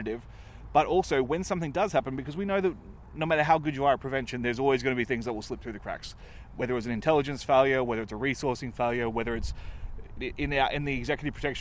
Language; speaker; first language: English; native; English